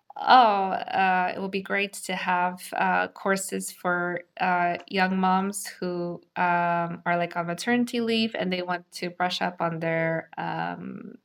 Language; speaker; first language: English; native; English